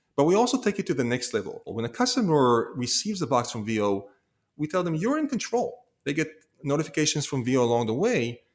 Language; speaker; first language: English; non-native, fluent; Hebrew